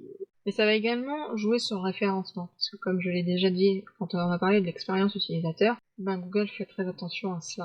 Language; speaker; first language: French; native; French